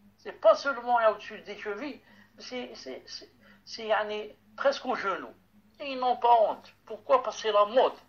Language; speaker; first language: French; non-native, local second language; Arabic